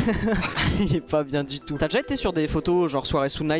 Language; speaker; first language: French; native; French